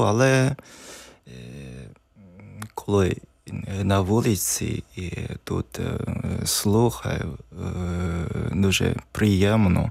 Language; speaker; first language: Ukrainian; non-native, learner; Japanese